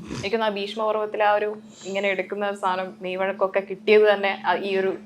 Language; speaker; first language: Malayalam; native; Malayalam